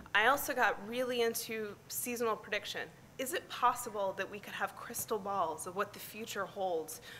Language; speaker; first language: English; native; English